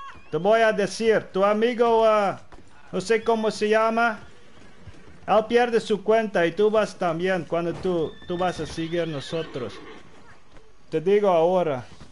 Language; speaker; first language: Spanish; non-native, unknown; Dutch